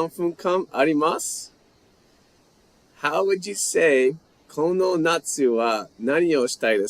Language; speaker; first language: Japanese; non-native, fluent; English